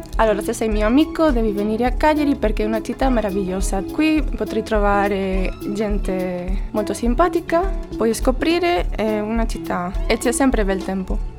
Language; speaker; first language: Italian; non-native, learner; Spanish